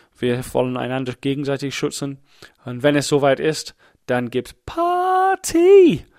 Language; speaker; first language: German; non-native, fluent; English